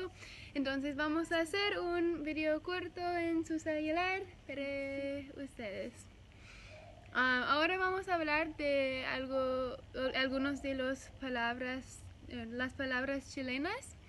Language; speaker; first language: Spanish; non-native, learner; English